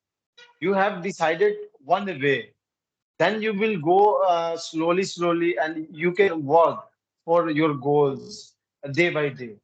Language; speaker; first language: English; non-native, learner; Hindi